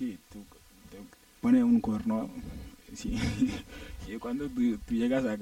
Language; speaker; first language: Spanish; non-native, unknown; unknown